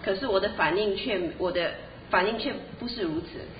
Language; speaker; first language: Chinese; native; Chinese